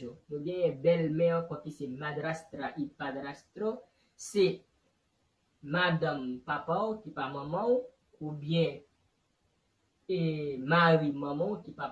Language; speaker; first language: French; non-native, learner; Haitian Creole